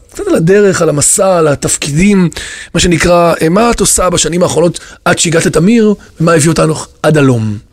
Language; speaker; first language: Hebrew; native; Hebrew